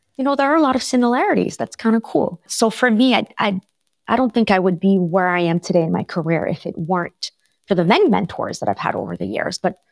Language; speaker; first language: English; non-native, fluent; French